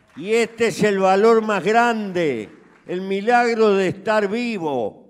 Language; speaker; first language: Spanish; native; Spanish